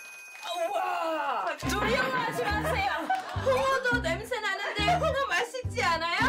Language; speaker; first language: Korean; non-native, fluent; French